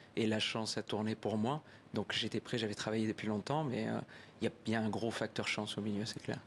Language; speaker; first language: French; native; French